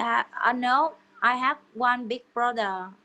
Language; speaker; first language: English; non-native, learner; Vietnamese